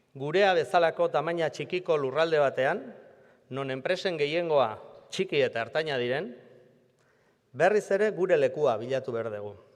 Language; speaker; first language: Basque; native; Basque